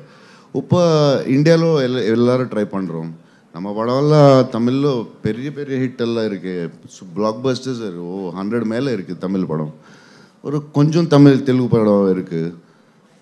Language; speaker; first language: Tamil; non-native, learner; Telugu